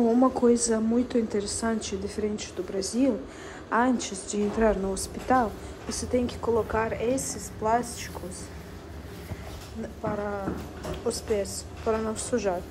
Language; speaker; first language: Portuguese; non-native, fluent; Russian